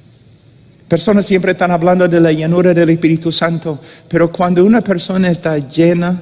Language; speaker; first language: Spanish; non-native, fluent; English